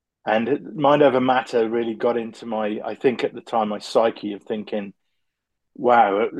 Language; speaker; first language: English; native; English